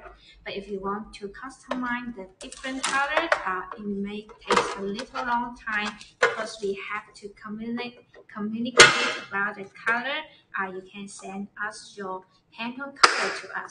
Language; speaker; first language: English; non-native, learner; Chinese